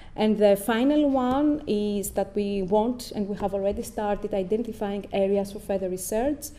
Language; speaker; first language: English; non-native, fluent; Greek